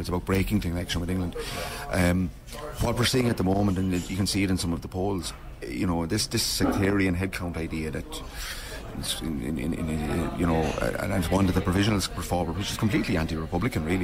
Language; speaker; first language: English; native; English